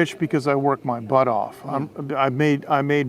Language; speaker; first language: English; native; English